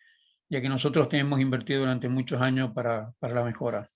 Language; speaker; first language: Spanish; native; Spanish